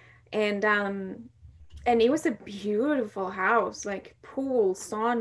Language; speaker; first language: English; non-native, fluent; Spanish